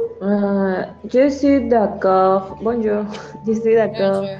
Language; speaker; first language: French; non-native, learner; Spanish